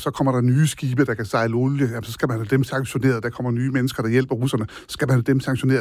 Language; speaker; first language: Danish; native; Danish